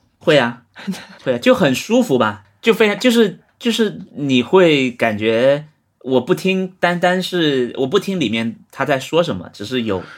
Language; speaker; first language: Chinese; non-native, local second language; Hakka Chinese